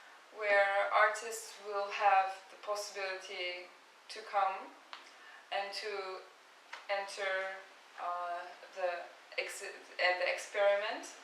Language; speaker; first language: English; non-native, fluent; Turkish